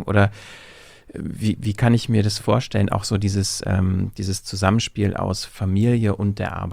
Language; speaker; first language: German; native; German